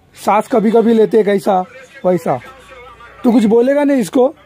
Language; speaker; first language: Hindi; non-native, local second language; Marathi